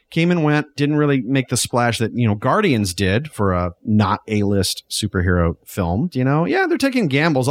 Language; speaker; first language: English; native; English